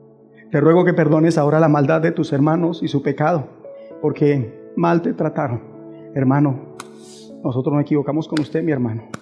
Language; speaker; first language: Spanish; native; Spanish